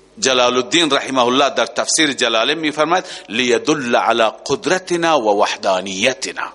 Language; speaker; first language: Persian; native; Persian